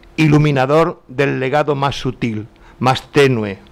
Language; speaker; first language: Spanish; native; Spanish